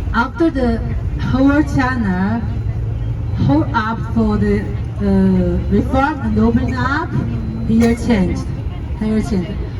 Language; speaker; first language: English; non-native, learner; Chinese